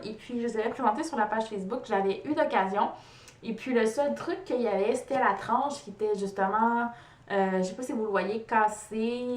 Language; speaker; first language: French; native; French